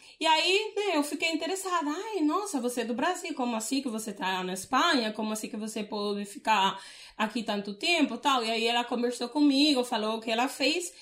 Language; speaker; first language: Portuguese; non-native, fluent; Spanish